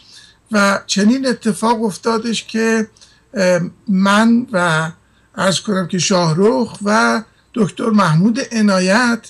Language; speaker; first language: Persian; native; Persian